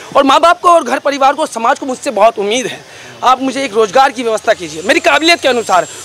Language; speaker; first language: Hindi; native; Hindi